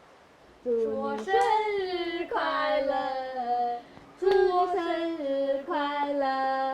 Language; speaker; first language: Chinese; native; Chinese